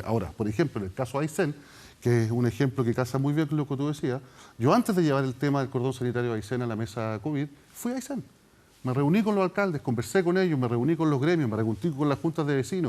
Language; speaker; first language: Spanish; native; Spanish